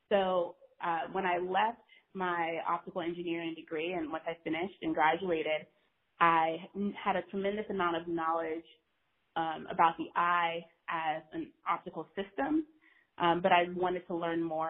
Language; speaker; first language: English; native; English